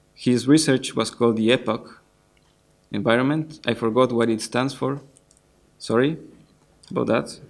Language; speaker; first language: English; non-native, fluent; Spanish